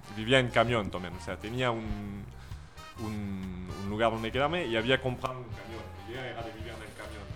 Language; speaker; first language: Spanish; non-native, fluent; French